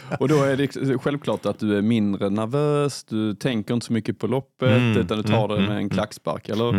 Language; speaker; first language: Swedish; native; Swedish